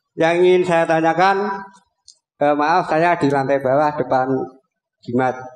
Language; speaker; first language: Indonesian; non-native, local second language; Javanese